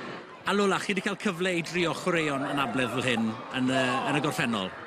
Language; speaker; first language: Welsh; native; Welsh